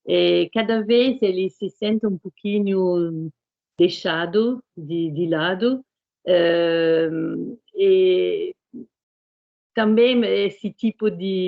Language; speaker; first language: Portuguese; non-native, fluent; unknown